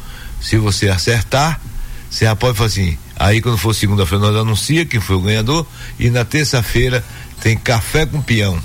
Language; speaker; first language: Portuguese; native; Portuguese